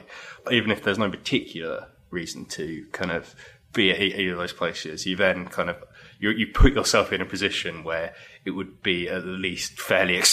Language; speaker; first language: English; native; English